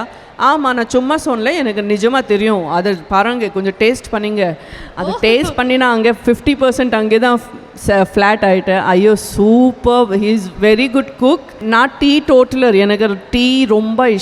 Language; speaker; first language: Tamil; non-native, local second language; Gujarati